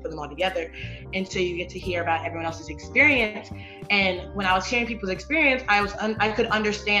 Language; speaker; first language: English; native; English